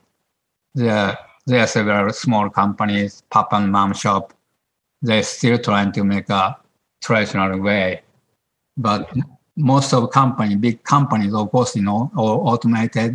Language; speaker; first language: English; non-native, learner; Japanese